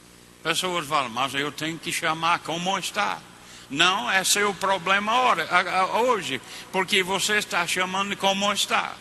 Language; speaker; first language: Portuguese; non-native, fluent; English